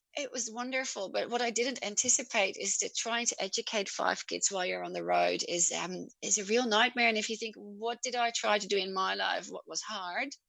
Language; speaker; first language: English; non-native, fluent; Dutch